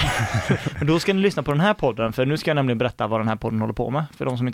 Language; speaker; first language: Swedish; native; Swedish